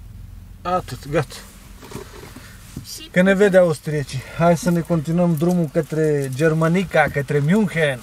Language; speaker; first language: Romanian; native; Romanian